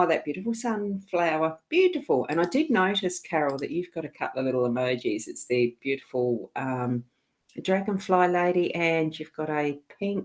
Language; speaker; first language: English; native; English